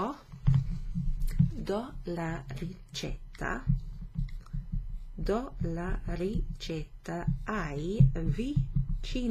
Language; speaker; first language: Italian; non-native, fluent; English